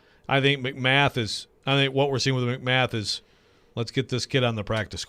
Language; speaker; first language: English; native; English